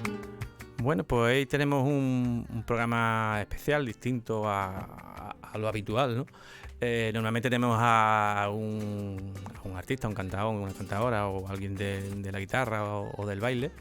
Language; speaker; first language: Spanish; native; Spanish